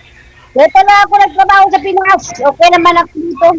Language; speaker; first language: Filipino; non-native, local second language; Cebuano